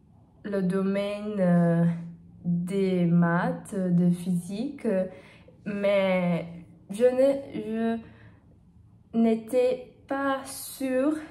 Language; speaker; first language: French; non-native, learner; Portuguese